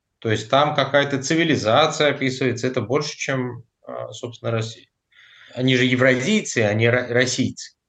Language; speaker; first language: Russian; native; Russian